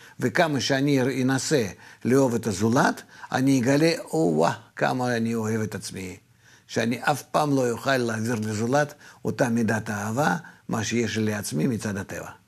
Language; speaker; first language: Hebrew; non-native, fluent; Russian